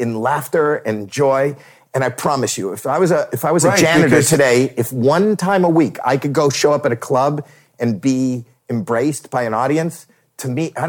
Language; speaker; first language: English; native; English